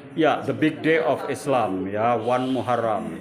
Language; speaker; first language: English; non-native, learner; Indonesian